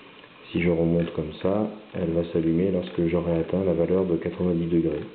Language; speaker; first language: French; native; French